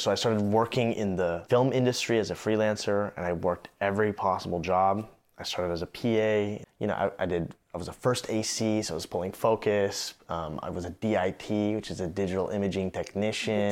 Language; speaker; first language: English; native; English